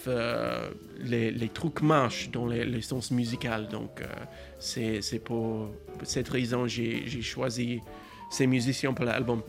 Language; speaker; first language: French; non-native, learner; English